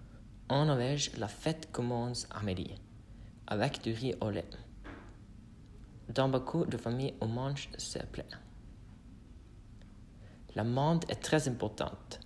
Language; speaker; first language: French; non-native, learner; Norwegian